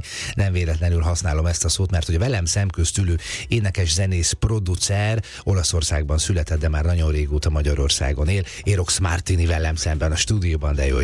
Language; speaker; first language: Hungarian; native; Hungarian